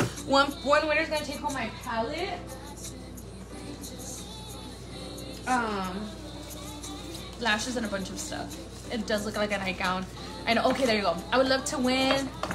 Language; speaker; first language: English; early bilingual, other home language; Spanish